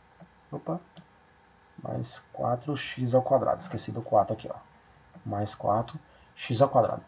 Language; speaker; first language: Portuguese; native; Portuguese